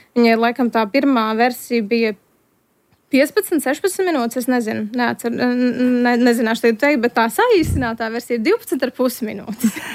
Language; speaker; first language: Latvian; native; Latvian